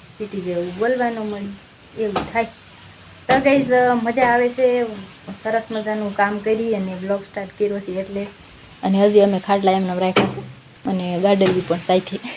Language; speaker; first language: Gujarati; native; Gujarati